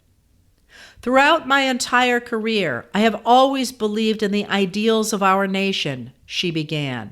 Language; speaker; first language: English; native; English